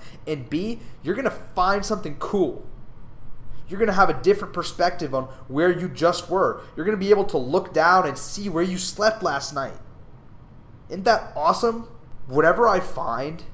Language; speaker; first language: English; native; English